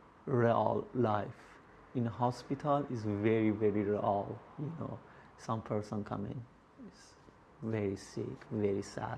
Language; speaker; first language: English; non-native, learner; Persian